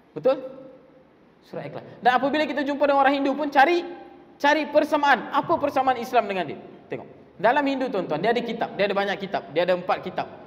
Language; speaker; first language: Malay; non-native, local second language; Tamil